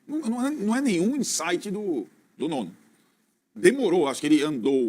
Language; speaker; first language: Portuguese; native; Portuguese